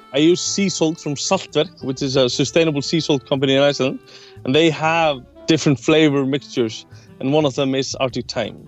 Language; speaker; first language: English; non-native, fluent; Icelandic